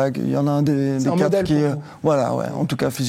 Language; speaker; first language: French; native; French